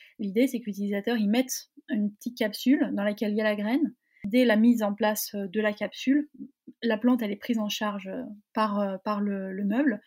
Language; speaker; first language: French; native; French